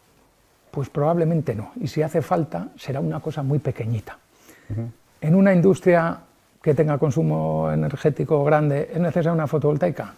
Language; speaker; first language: Spanish; native; Spanish